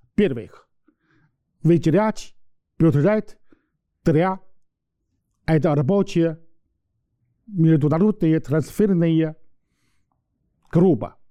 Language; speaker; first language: Russian; non-native, learner; Chinese